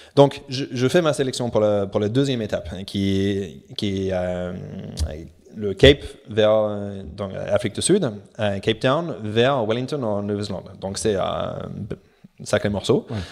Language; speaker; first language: French; non-native, fluent; English